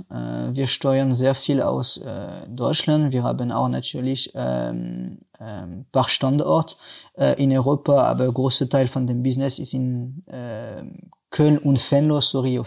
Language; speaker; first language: German; non-native, fluent; French